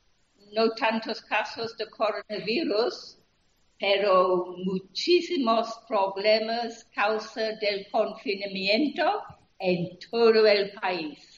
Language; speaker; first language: Spanish; non-native, fluent; English